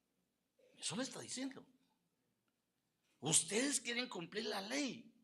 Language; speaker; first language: Spanish; native; Spanish